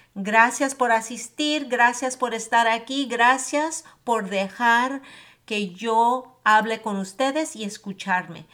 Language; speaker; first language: Spanish; early bilingual, heritage; Spanish